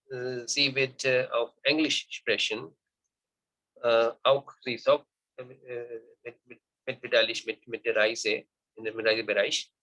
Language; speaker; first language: German; non-native, learner; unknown